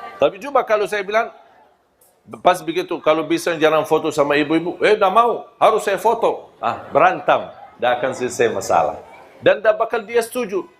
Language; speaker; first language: Malay; non-native, fluent; Arabic